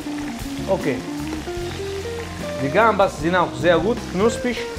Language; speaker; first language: German; non-native, learner; Italian